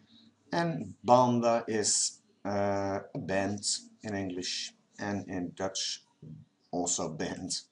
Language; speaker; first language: English; non-native, fluent; Dutch